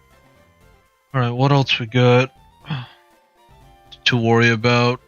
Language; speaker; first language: English; native; English